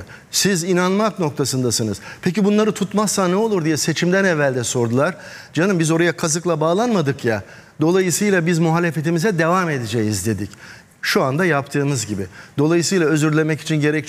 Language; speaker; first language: Turkish; native; Turkish